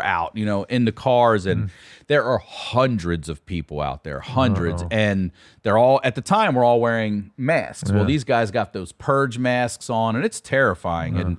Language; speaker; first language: English; native; English